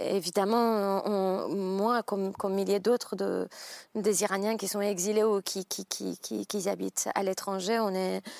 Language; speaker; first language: French; non-native, fluent; Persian